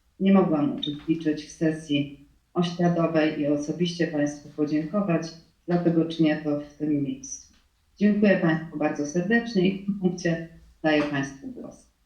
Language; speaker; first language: Polish; native; Polish